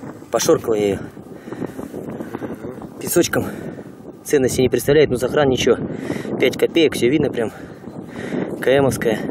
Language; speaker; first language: Russian; native; Russian